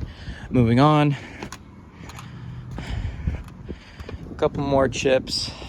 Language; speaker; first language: English; native; English